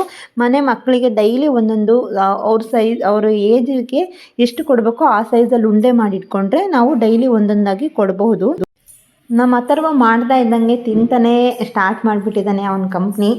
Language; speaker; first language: Kannada; native; Kannada